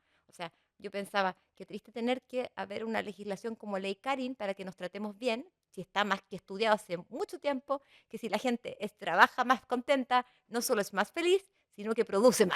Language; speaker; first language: Spanish; native; Spanish